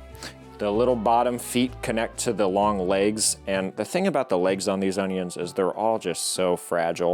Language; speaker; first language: English; native; English